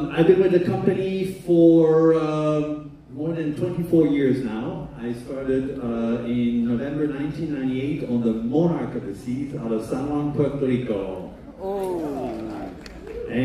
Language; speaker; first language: English; native; English